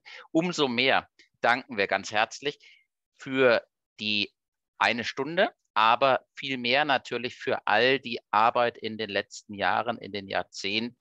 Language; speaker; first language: German; native; German